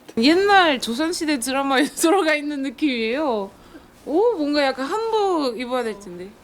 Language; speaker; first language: Korean; non-native, fluent; French